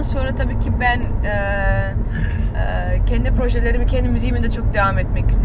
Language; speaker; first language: Turkish; early bilingual, heritage; Turkish